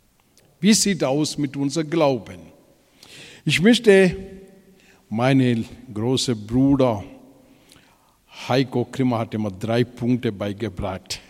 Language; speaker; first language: German; non-native, fluent; Telugu